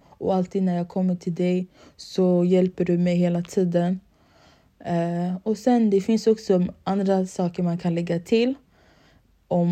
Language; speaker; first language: Swedish; early bilingual, other home language; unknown